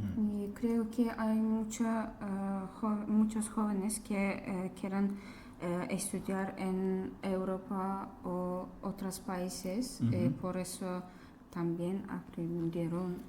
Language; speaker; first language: Spanish; non-native, learner; Azerbaijani